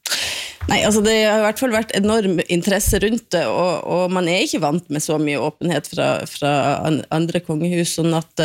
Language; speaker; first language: Norwegian; native; Norwegian